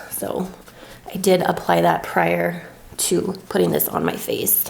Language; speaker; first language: English; native; English